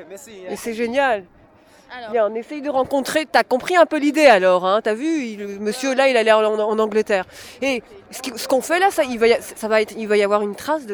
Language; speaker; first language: French; native; French